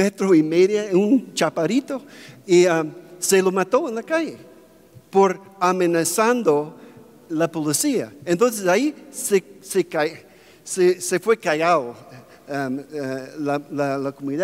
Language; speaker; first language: Spanish; non-native, fluent; English